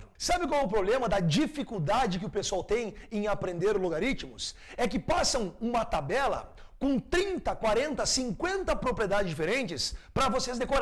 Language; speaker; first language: Portuguese; native; Portuguese